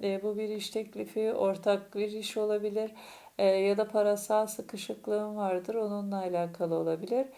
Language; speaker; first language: Turkish; native; Turkish